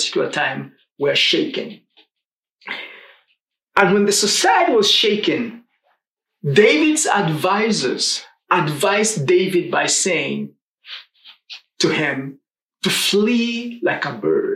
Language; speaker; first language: English; non-native, local second language; Swahili